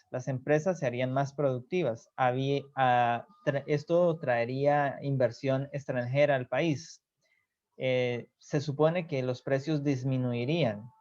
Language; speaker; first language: Spanish; native; Spanish